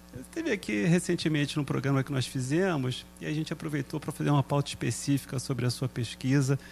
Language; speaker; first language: Portuguese; native; Portuguese